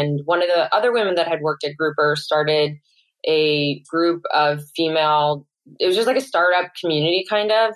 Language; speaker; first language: English; native; English